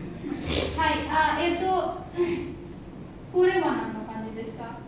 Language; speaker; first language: Japanese; non-native, fluent; Bangla